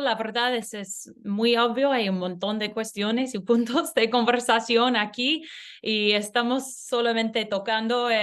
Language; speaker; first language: Spanish; non-native, learner; English